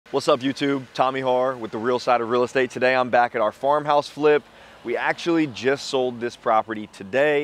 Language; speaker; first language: English; native; English